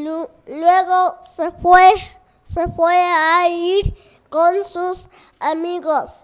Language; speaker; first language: Spanish; non-native, local second language; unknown